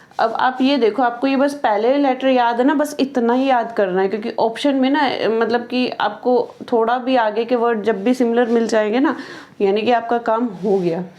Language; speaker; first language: Hindi; native; Hindi